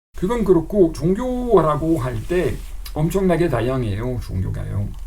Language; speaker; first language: Korean; non-native, fluent; French